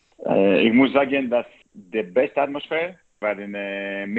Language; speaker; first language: German; non-native, learner; Greek